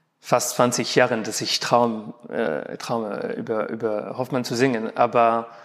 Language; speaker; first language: German; non-native, learner; French